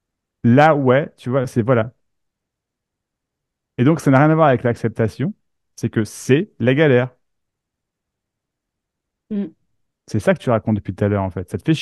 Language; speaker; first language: French; native; French